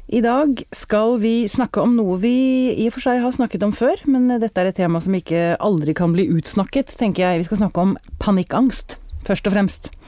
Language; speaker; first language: Norwegian; native; Norwegian